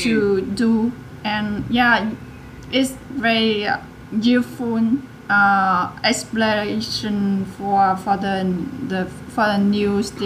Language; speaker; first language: English; non-native, learner; Vietnamese